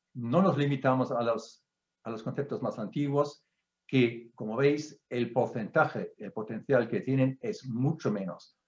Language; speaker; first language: Spanish; non-native, fluent; German